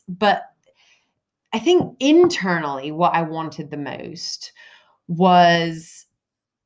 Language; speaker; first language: English; native; English